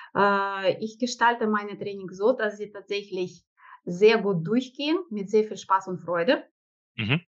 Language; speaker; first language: German; non-native, fluent; Russian